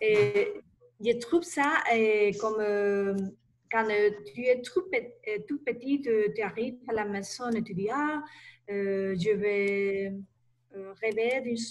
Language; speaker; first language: French; non-native, learner; Spanish